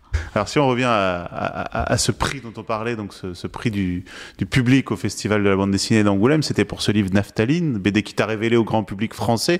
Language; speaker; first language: French; native; French